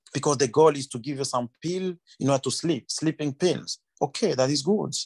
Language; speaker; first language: English; non-native, learner; French